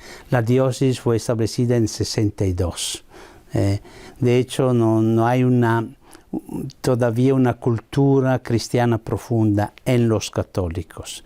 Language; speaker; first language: Spanish; non-native, fluent; Italian